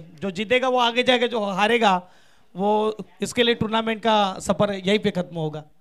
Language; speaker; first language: Hindi; non-native, local second language; Marathi